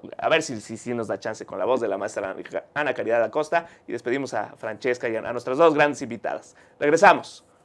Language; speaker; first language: Spanish; native; Spanish